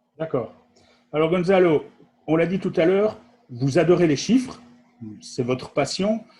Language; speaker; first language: French; native; French